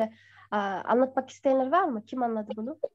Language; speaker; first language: Turkish; non-native, fluent; Kyrgyz